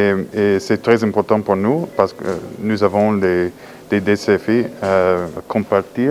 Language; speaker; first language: French; non-native, fluent; English